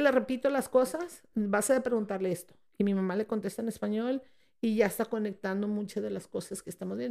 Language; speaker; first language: Spanish; early bilingual, heritage; Spanish